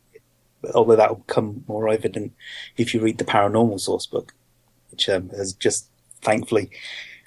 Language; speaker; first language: English; native; English